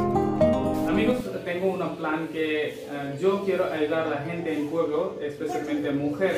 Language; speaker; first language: Spanish; non-native, learner; Hindi